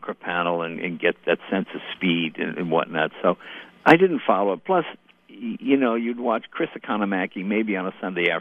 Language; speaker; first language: English; native; English